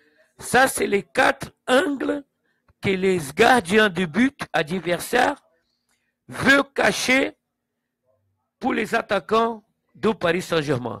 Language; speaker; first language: French; non-native, fluent; Portuguese